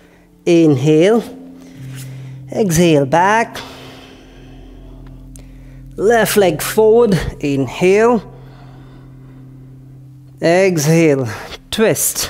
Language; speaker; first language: English; non-native, local second language; Hindi